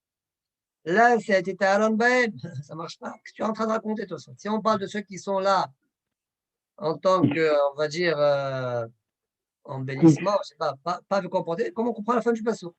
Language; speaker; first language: French; native; French